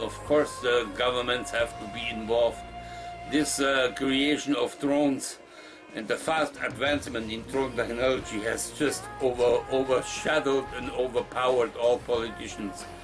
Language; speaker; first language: English; non-native, fluent; German